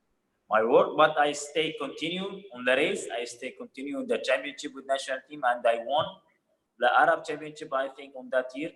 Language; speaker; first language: English; non-native, fluent; Arabic